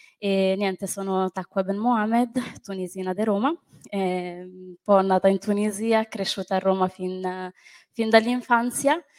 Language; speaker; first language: Italian; early bilingual, other home language; Arabic